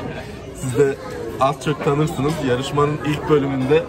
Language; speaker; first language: Turkish; native; Turkish